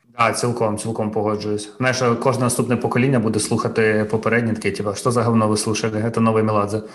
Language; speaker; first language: Ukrainian; non-native, local second language; Russian